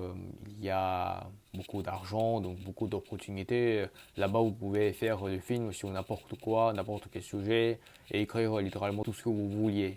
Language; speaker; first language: French; early bilingual, other home language; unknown